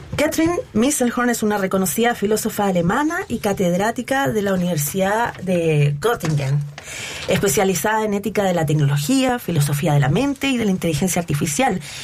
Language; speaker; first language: Spanish; native; Spanish